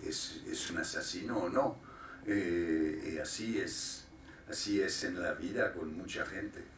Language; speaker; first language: Spanish; non-native, fluent; French